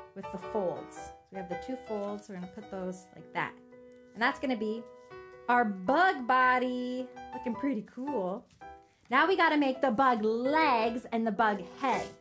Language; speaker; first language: English; native; English